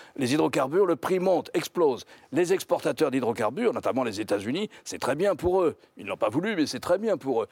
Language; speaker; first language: French; native; French